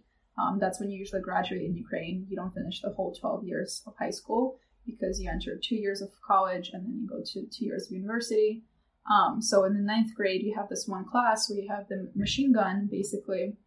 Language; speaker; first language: English; non-native, fluent; Russian